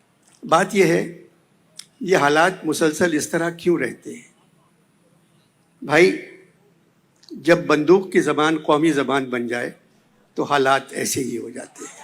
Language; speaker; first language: Urdu; native; Urdu